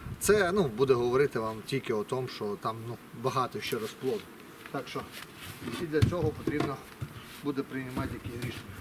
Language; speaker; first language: Ukrainian; non-native, local second language; Russian